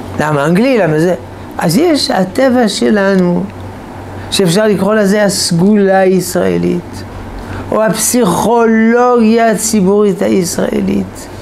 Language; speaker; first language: Hebrew; non-native, fluent; French